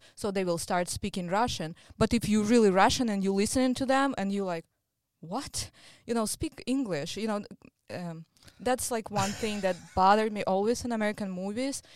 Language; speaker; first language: English; non-native, fluent; Russian